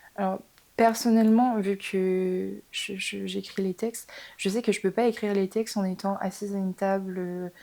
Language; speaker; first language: French; native; French